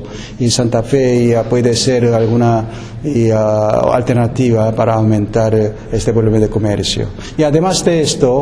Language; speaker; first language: Spanish; non-native, fluent; Korean